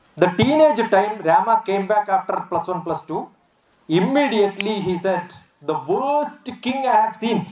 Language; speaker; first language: English; non-native, local second language; Malayalam